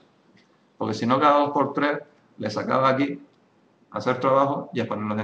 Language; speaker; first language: Spanish; native; Spanish